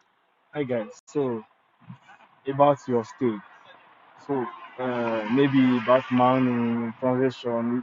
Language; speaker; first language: English; non-native, learner; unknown